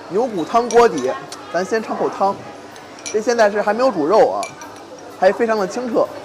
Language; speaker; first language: Chinese; native; Chinese